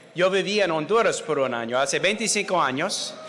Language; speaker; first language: Spanish; non-native, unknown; English